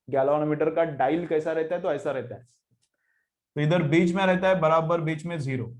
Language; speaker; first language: Hindi; non-native, local second language; Marathi